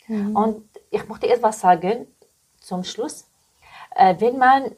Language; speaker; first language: German; non-native, learner; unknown